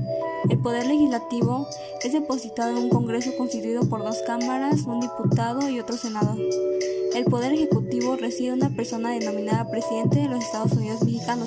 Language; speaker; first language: Spanish; native; Spanish